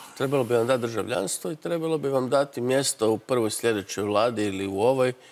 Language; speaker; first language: Croatian; native; Croatian